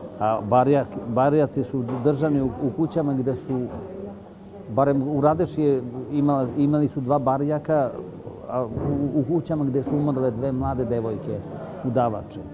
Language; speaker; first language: Serbian; non-native, local second language; Gurani